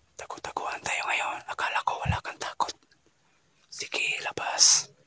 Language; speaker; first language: Filipino; non-native, local second language; Cebuano